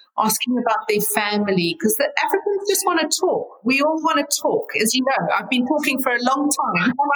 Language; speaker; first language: English; native; English